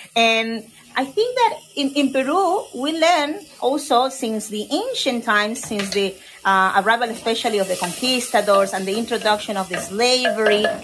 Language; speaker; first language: English; non-native, fluent; Spanish